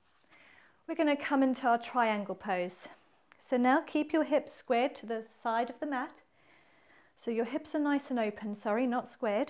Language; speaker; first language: English; native; English